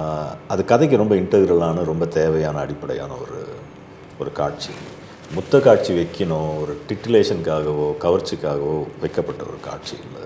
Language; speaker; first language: Tamil; native; Tamil